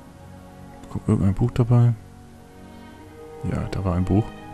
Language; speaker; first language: German; native; German